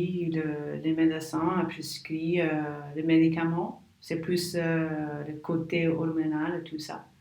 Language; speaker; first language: French; non-native, learner; English